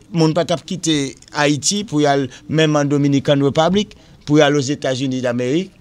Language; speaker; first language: French; non-native, local second language; Haitian Creole